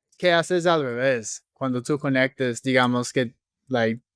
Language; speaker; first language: Spanish; non-native, fluent; English